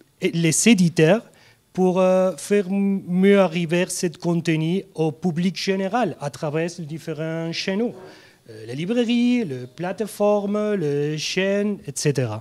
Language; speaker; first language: French; non-native, fluent; Spanish